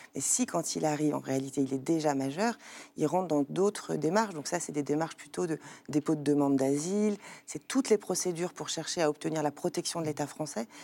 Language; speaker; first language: French; native; French